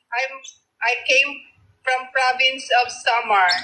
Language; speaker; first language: English; non-native, local second language; Filipino